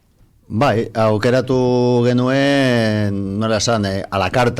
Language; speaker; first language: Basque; non-native, local second language; Spanish